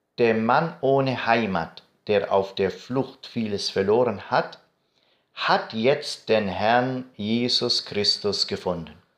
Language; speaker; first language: German; non-native, fluent; Arabic